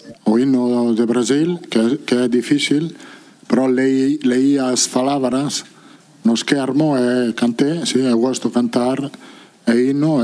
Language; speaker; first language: Portuguese; non-native, learner; Italian